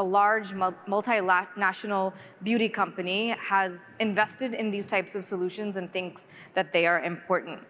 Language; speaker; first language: English; native; English